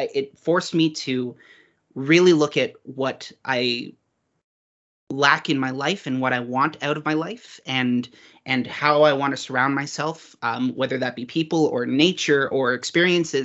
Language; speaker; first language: English; native; English